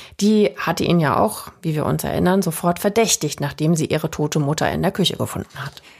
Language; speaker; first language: German; native; German